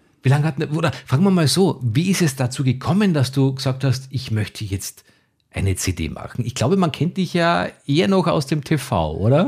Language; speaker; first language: German; native; German